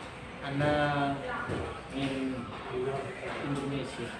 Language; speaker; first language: Arabic; non-native, learner; Indonesian